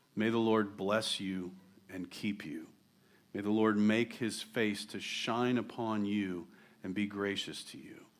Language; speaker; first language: English; native; English